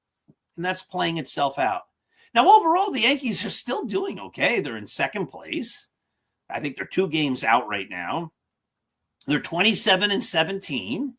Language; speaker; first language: English; native; English